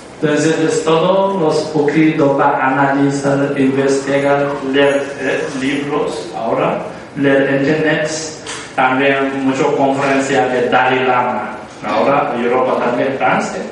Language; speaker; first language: Spanish; non-native, learner; Tibetan